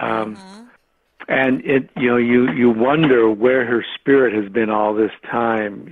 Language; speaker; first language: English; native; English